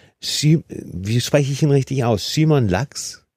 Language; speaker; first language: German; native; German